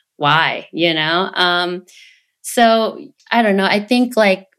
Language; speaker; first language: English; non-native, fluent; Vietnamese